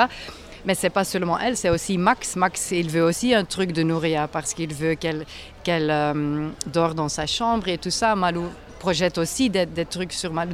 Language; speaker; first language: French; non-native, local second language; Dutch